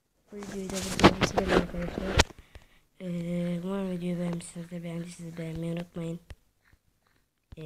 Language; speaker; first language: Turkish; native; Turkish